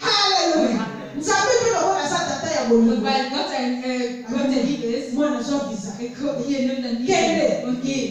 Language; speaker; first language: German; non-native, fluent; Lingala